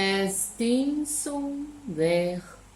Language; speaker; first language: French; non-native, learner; Chinese